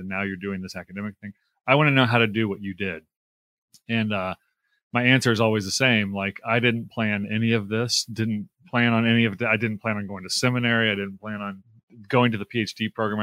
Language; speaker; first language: English; native; English